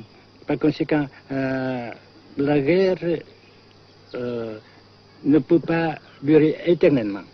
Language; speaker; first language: French; non-native, local second language; Vietnamese